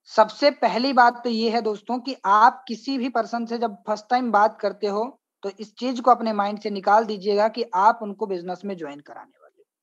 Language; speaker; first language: Hindi; native; Hindi